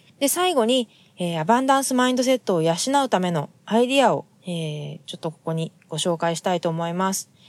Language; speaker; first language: Japanese; native; Japanese